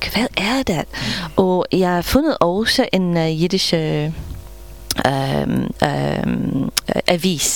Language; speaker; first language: Danish; non-native, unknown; English